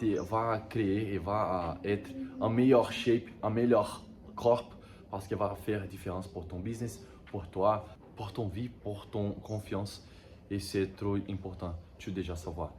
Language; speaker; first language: French; non-native, learner; Portuguese